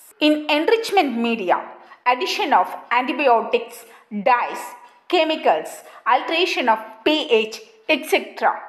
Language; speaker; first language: English; non-native, local second language; Malayalam